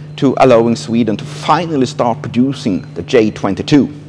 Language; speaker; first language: English; non-native, fluent; Swedish